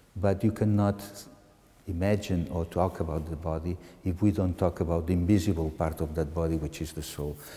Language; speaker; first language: English; non-native, fluent; Catalan